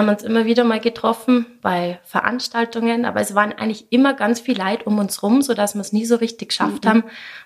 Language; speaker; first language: German; native; German